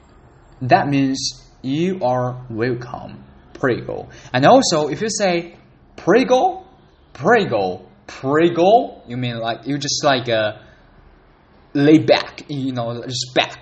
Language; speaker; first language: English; non-native, learner; Chinese